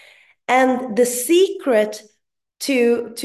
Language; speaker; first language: English; non-native, fluent; Swedish